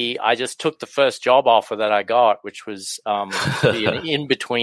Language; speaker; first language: English; native; English